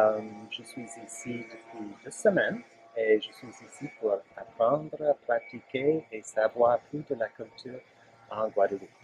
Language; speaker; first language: French; non-native, learner; English